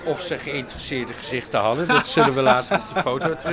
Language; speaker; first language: Dutch; native; Dutch